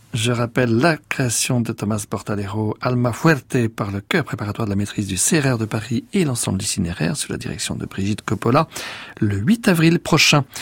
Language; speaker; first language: French; native; French